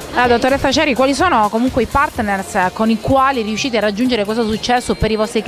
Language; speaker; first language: Italian; native; Italian